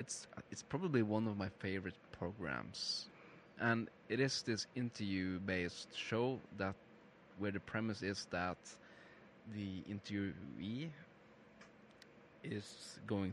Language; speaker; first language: English; non-native, fluent; Norwegian